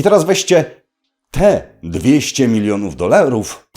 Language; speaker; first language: Polish; native; Polish